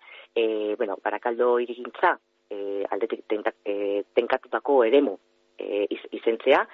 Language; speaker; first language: Basque; non-native, local second language; Spanish